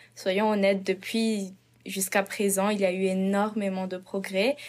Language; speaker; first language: French; non-native, local second language; Malagasy